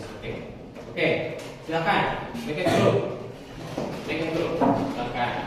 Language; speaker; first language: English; non-native, learner; Indonesian